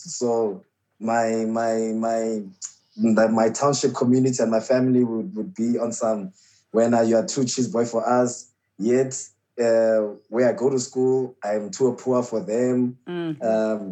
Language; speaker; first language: English; non-native, local second language; Xhosa